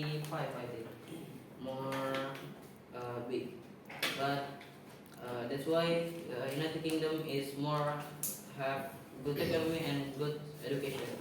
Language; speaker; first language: English; non-native, learner; Indonesian